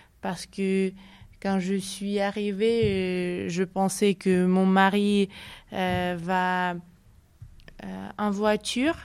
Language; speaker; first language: French; non-native, learner; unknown